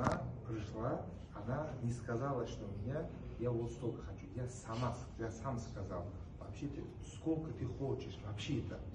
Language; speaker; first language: Russian; non-native, local second language; Uzbek